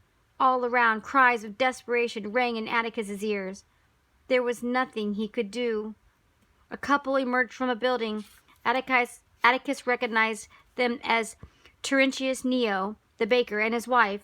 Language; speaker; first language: English; native; English